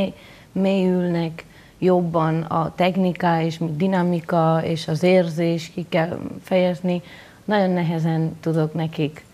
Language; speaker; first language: Hungarian; non-native, learner; Spanish